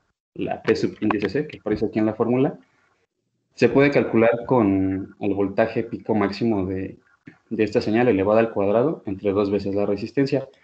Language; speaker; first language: Spanish; native; Spanish